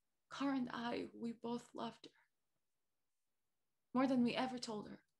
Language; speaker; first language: English; non-native, fluent; Portuguese